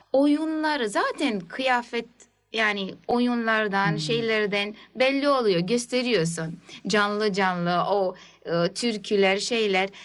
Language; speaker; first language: Turkish; early bilingual, heritage; Turkish